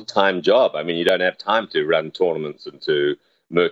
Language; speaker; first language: English; native; English